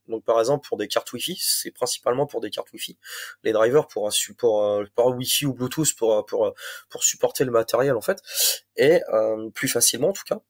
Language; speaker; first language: French; native; French